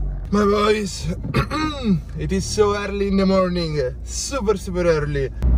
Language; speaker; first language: English; non-native, fluent; Italian